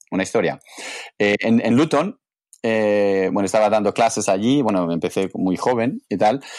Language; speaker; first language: Spanish; non-native, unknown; English